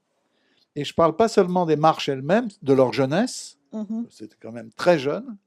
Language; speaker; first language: French; native; French